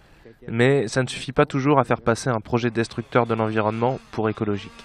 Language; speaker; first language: French; native; French